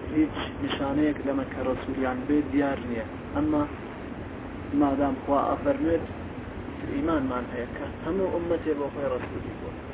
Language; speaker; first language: Central Kurdish; non-native, local second language; Gurani